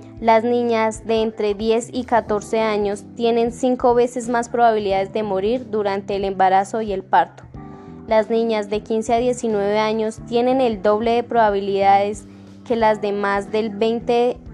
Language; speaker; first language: Spanish; native; Spanish